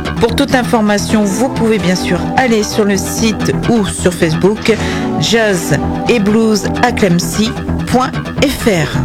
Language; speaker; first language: French; native; French